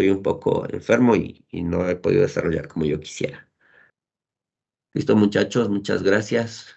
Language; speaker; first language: Spanish; native; Spanish